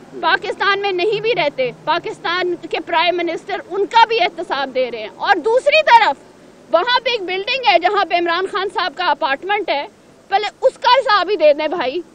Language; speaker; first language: Urdu; non-native, local second language; Punjabi